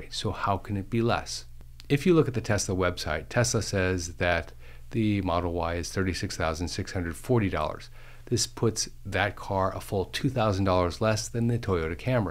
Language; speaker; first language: English; native; English